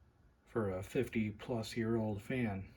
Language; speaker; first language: English; native; English